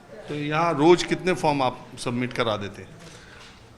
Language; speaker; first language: Hindi; native; Hindi